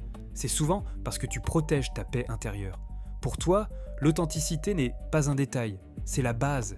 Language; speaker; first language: French; native; French